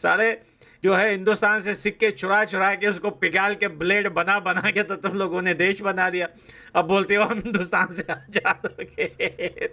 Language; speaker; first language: Hindi; native; Hindi